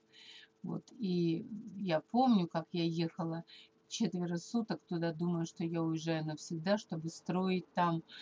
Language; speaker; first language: Russian; native; Russian